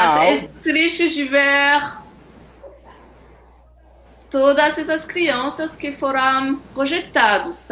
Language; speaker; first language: Portuguese; non-native, fluent; French